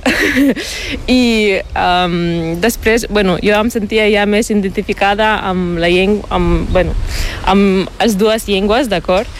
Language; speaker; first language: Catalan; non-native, learner; Ukrainian